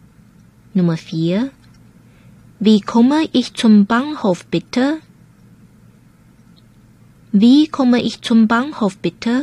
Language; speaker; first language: German; non-native, fluent; Chinese